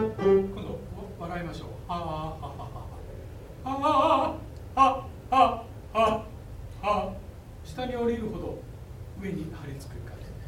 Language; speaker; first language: Japanese; native; Japanese